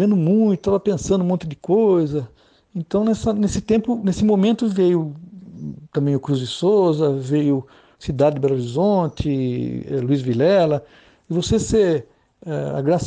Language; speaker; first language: Portuguese; native; Portuguese